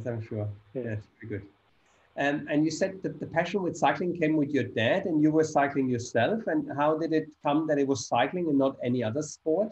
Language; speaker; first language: English; non-native, fluent; German